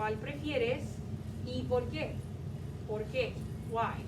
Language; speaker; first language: Spanish; non-native, fluent; English